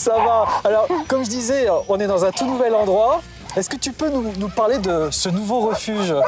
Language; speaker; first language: French; native; French